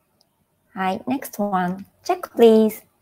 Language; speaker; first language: English; non-native, fluent; Japanese